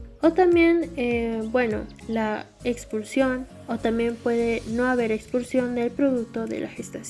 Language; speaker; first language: Spanish; native; Spanish